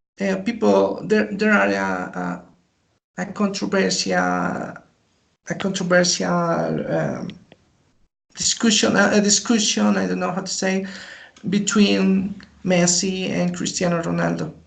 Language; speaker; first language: English; non-native, learner; Spanish